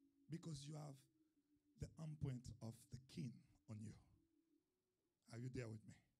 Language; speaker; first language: English; non-native, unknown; Haitian Creole